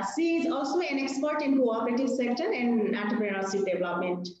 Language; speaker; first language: English; non-native, local second language; Nepali